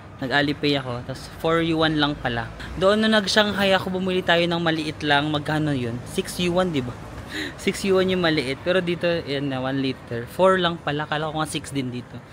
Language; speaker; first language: Filipino; non-native, local second language; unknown